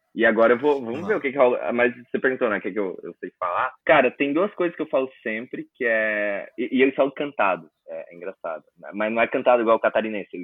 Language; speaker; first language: Portuguese; native; Portuguese